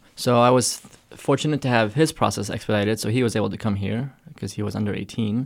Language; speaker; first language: English; early bilingual, other home language; Arabic